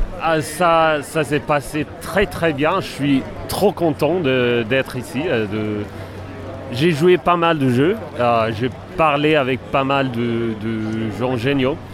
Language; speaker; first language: French; non-native, fluent; Swedish